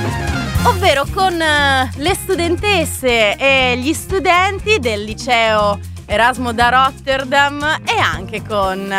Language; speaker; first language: Italian; native; Italian